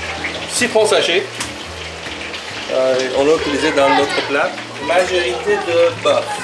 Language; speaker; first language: French; non-native, learner; Persian